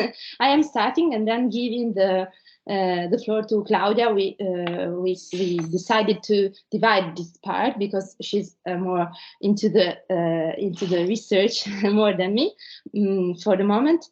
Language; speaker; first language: English; non-native, fluent; Italian